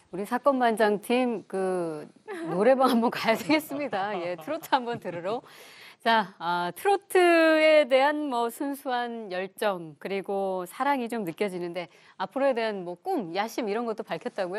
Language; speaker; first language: Korean; native; Korean